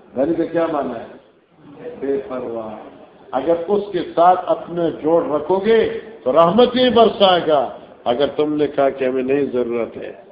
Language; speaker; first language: Urdu; non-native, local second language; Northern Hindko